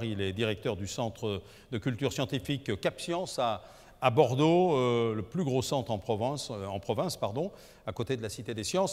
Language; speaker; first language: French; native; French